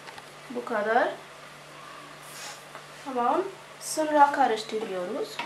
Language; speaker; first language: Turkish; non-native, learner; Arabic